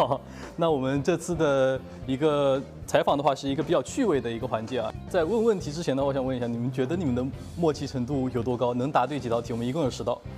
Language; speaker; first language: Chinese; native; Chinese